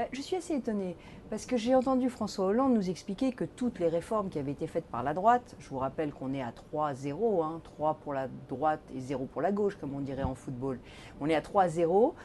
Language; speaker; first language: French; native; French